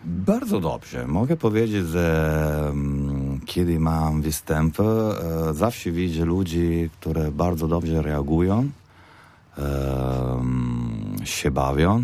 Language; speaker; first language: Polish; non-native, learner; Italian